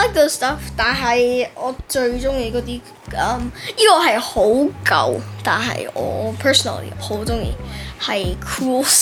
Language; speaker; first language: Cantonese; early bilingual, heritage; Cantonese